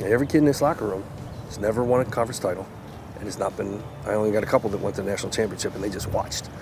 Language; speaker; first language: English; native; English